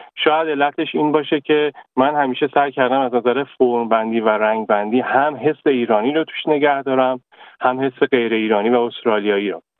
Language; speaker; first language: Persian; native; Persian